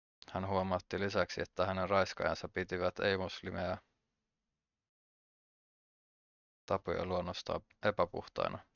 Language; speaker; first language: Finnish; native; Finnish